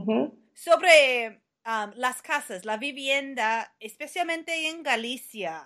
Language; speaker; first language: Spanish; non-native, fluent; English